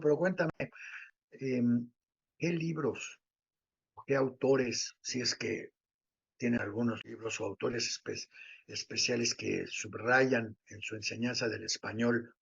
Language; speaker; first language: Spanish; native; Spanish